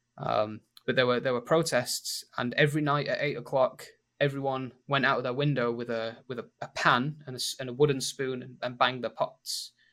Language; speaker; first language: English; native; English